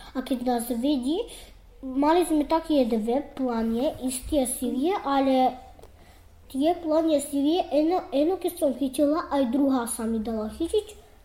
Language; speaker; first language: Slovak; native; Slovak